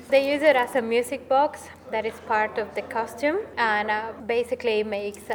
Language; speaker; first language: English; non-native, fluent; Spanish